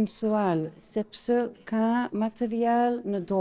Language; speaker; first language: Albanian; non-native, learner; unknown